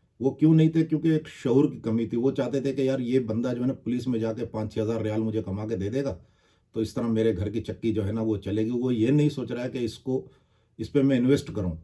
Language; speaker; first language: Urdu; non-native, local second language; Baluchi